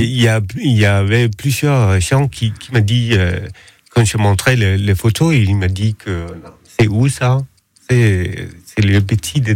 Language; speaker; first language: French; non-native, learner; Danish